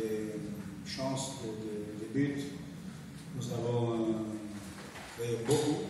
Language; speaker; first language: French; non-native, fluent; Portuguese